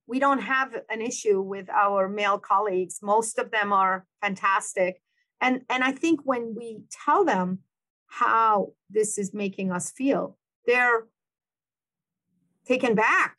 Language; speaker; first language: English; non-native, fluent; Persian